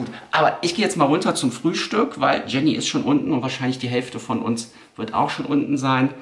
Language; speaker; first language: German; native; German